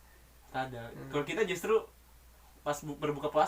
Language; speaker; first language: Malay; non-native, local second language; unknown